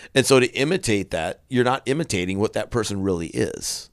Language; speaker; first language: English; native; English